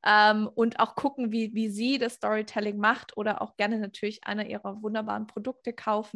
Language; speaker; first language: German; native; German